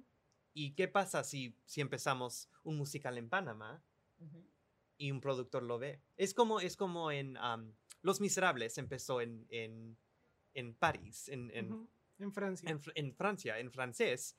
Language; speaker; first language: Spanish; early bilingual, other home language; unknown